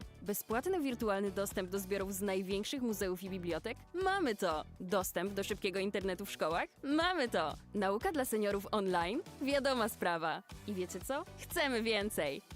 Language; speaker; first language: Polish; native; Polish